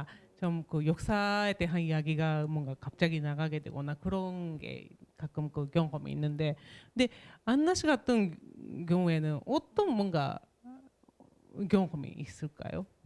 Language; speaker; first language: Korean; non-native, fluent; Japanese